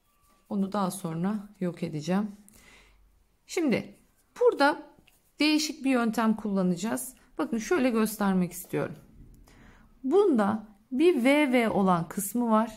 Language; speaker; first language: Turkish; native; Turkish